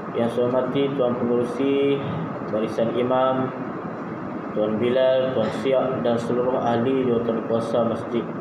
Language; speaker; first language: Malay; native; Malay